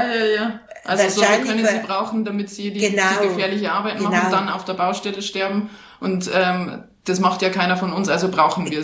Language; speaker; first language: German; native; German